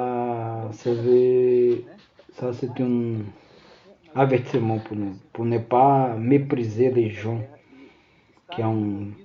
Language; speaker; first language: French; non-native, learner; Portuguese